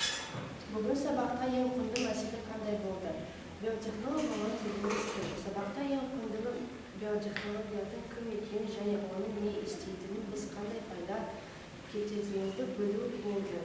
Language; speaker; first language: Kazakh; non-native, learner; Russian